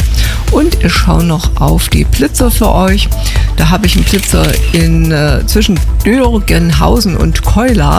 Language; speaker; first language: German; native; German